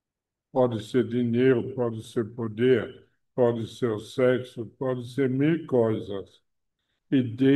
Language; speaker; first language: Portuguese; non-native, fluent; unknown